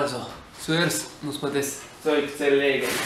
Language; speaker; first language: German; non-native, fluent; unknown